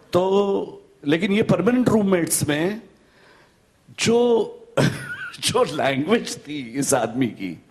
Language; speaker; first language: Hindi; non-native, local second language; Gujarati